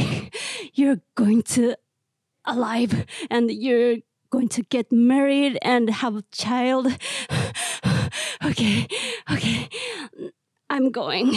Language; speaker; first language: English; non-native, learner; Japanese